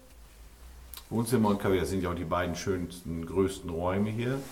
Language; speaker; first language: German; native; German